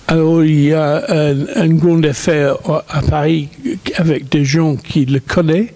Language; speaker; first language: French; non-native, fluent; English